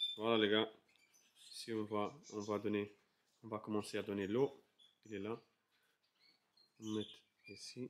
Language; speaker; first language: French; non-native, fluent; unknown